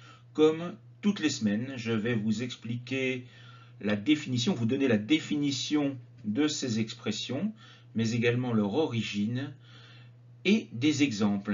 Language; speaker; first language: French; native; French